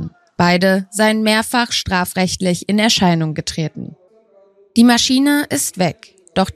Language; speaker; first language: German; native; German